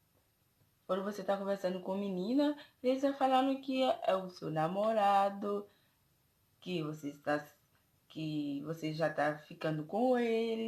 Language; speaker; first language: Portuguese; non-native, fluent; Haitian Creole